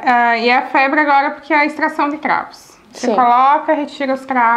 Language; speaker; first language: Portuguese; native; Portuguese